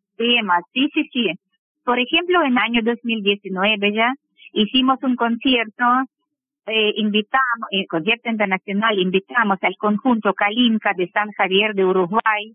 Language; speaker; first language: Spanish; non-native, fluent; Russian